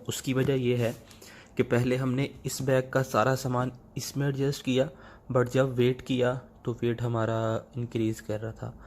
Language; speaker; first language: Urdu; non-native, local second language; Punjabi